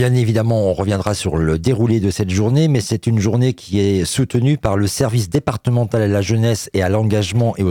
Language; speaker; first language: French; native; French